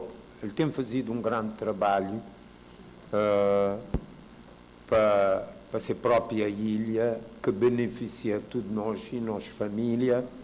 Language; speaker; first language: Portuguese; non-native, local second language; Kabuverdianu